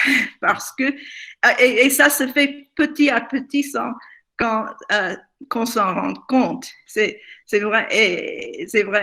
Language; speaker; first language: French; non-native, fluent; English